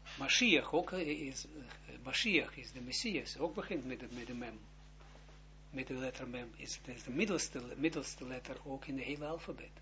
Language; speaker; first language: Dutch; non-native, fluent; Hebrew